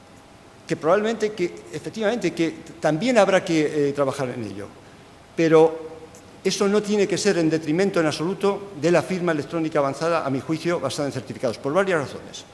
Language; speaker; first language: Spanish; native; Spanish